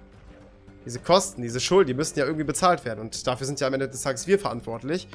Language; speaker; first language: German; native; German